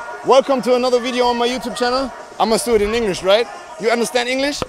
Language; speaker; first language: English; non-native, learner; German